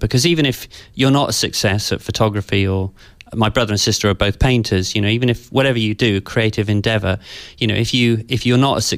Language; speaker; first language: English; native; English